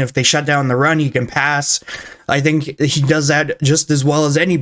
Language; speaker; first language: English; native; English